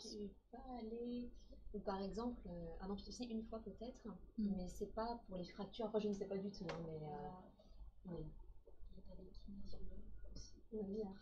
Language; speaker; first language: French; native; French